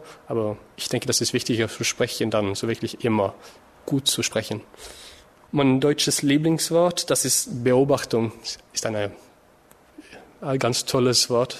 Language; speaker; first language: German; non-native, fluent; Norwegian